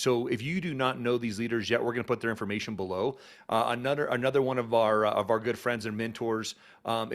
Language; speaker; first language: English; native; English